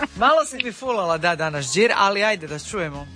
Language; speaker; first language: Serbian; native; Serbian